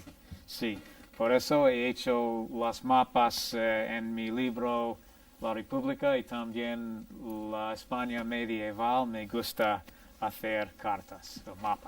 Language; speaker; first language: Spanish; non-native, fluent; English